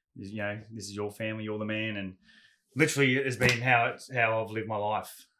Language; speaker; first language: English; native; English